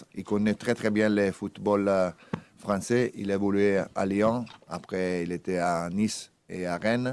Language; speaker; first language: French; non-native, fluent; Italian